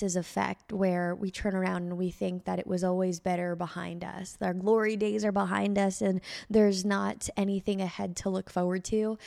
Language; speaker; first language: English; early bilingual, other home language; Filipino